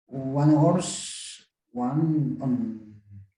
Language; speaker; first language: English; non-native, learner; Spanish